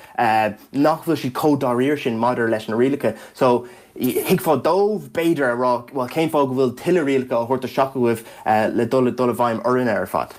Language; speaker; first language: Irish; native; Irish